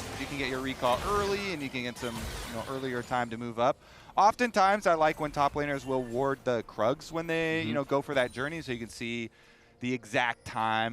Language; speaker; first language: English; native; English